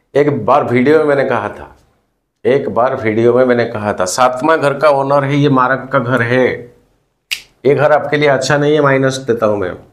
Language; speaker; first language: Hindi; non-native, local second language; Odia